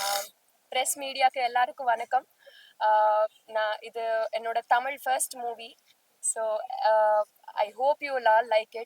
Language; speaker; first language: Tamil; non-native, learner; Telugu